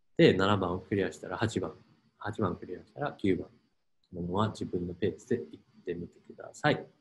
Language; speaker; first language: Japanese; non-native, fluent; English